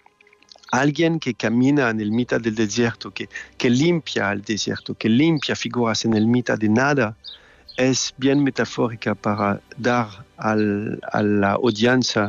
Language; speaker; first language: Spanish; non-native, learner; French